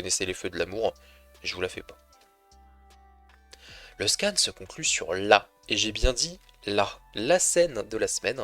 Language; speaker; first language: French; native; French